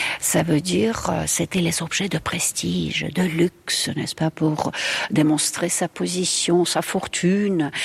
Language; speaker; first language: French; non-native, fluent; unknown